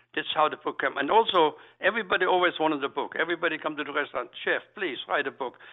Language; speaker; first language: English; non-native, fluent; German